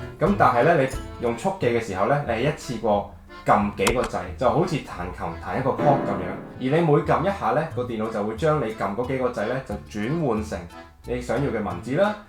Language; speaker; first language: Cantonese; native; Cantonese